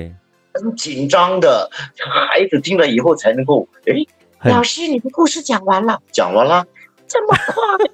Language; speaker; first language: Chinese; native; Chinese